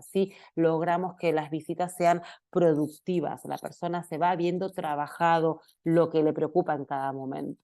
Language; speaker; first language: Spanish; native; Spanish